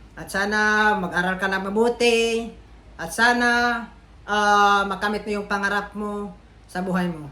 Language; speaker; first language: Filipino; non-native, local second language; Cebuano